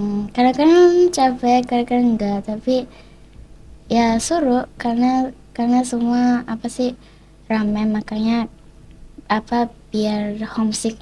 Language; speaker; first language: Indonesian; early bilingual, heritage; Indonesian